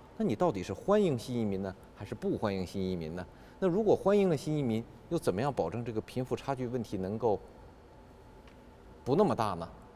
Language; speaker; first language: Chinese; native; Chinese